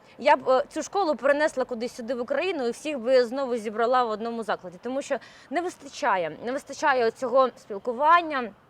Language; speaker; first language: Ukrainian; native; Ukrainian